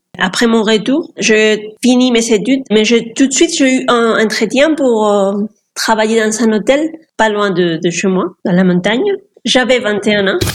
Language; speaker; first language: French; non-native, fluent; Spanish